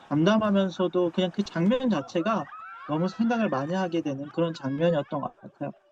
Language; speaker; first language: Korean; native; Korean